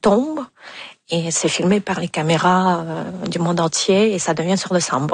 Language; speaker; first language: French; non-native, fluent; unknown